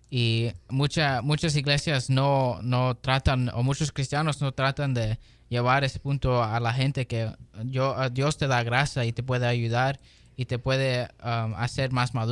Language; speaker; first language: Spanish; early bilingual, heritage; Spanish